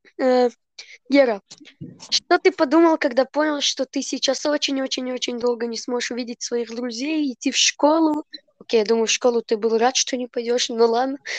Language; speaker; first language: Russian; early bilingual, heritage; Russian